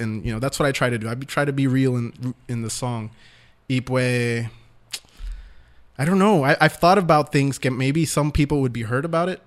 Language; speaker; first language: English; non-native, local second language; Spanish